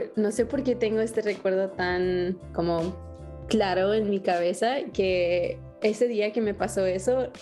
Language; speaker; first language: Spanish; early bilingual, heritage; Spanish